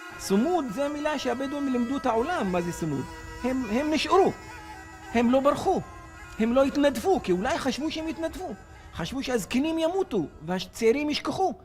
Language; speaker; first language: Hebrew; non-native, local second language; Arabic